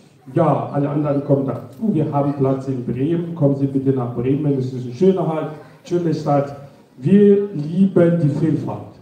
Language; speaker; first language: German; non-native, fluent; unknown